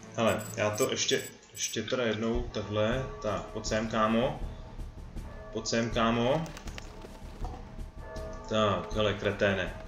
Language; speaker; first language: Czech; native; Czech